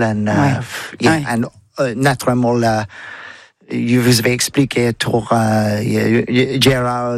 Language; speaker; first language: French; non-native, learner; English